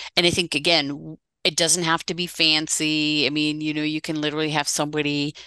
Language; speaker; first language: English; non-native, fluent; Dutch